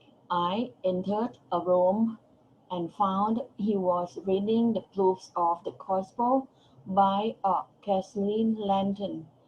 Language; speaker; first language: English; non-native, fluent; Thai